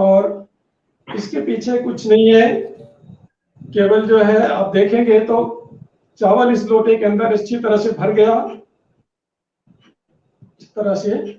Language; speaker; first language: Hindi; native; Hindi